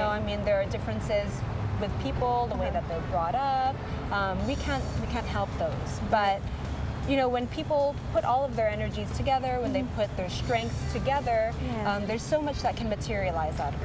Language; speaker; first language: English; early bilingual, other home language; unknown